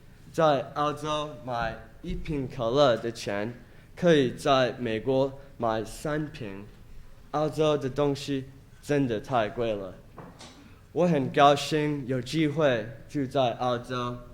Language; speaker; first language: Chinese; non-native, fluent; English